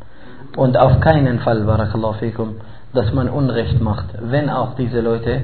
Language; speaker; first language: German; non-native, fluent; Arabic